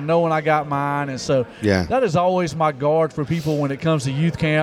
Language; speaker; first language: English; native; English